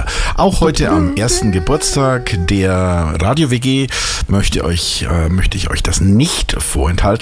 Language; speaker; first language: German; native; German